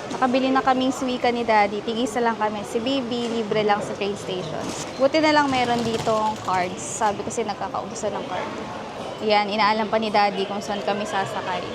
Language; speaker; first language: Filipino; native; Filipino